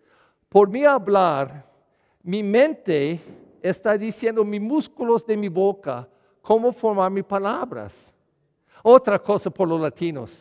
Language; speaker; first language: Spanish; non-native, learner; English